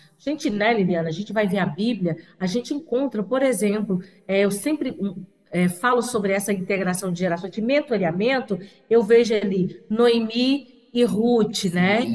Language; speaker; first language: Portuguese; native; Portuguese